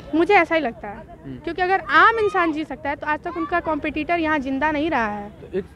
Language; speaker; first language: Hindi; native; Hindi